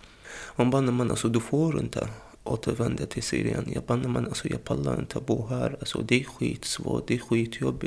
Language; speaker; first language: Swedish; non-native, fluent; Arabic